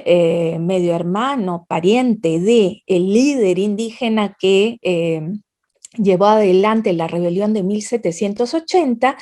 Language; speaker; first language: Spanish; native; Spanish